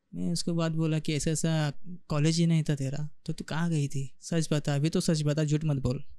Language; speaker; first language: Hindi; non-native, local second language; Telugu